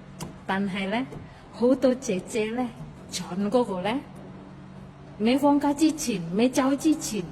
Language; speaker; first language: Cantonese; non-native, fluent; Indonesian